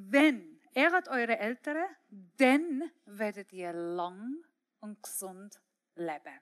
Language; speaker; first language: German; non-native, fluent; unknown